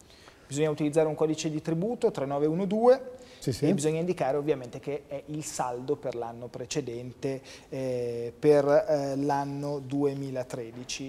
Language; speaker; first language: Italian; native; Italian